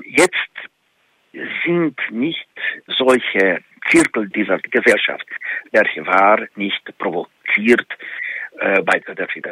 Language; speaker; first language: German; non-native, fluent; Hungarian